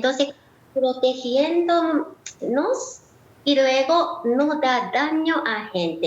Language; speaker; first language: Spanish; non-native, learner; Japanese